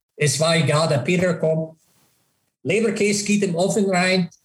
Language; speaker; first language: German; non-native, fluent; English